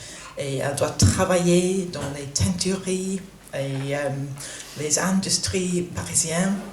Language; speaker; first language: French; non-native, fluent; English